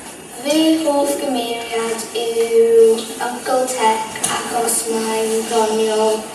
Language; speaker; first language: Welsh; non-native, learner; English